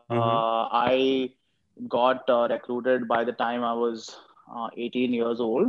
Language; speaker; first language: English; non-native, local second language; Hindi